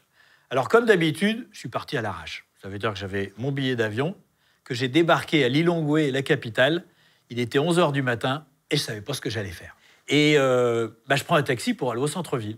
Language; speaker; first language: French; native; French